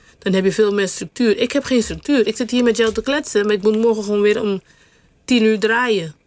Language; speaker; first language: Dutch; non-native, local second language; English